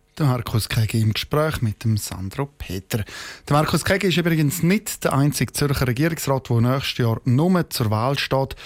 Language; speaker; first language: German; native; German